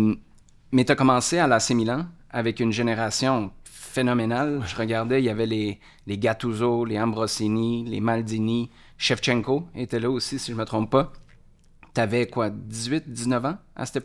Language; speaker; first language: French; native; French